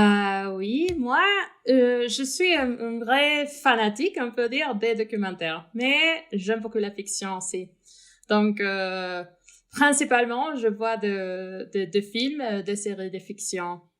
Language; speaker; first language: French; non-native, fluent; Spanish